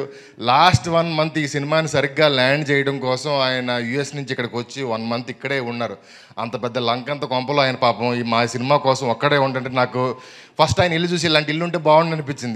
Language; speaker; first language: Telugu; native; Telugu